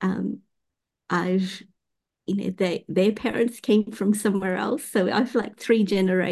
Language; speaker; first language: English; native; English